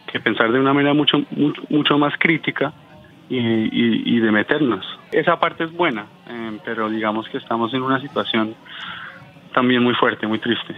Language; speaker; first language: Spanish; early bilingual, heritage; Spanish